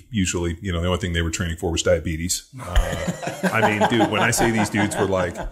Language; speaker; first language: English; native; English